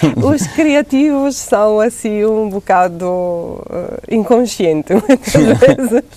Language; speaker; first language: Portuguese; non-native, fluent; Italian